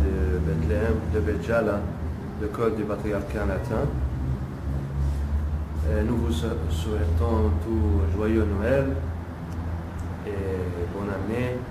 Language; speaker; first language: French; non-native, local second language; Arabic